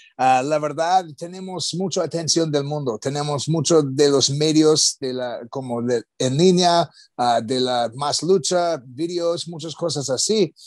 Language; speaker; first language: Spanish; non-native, learner; English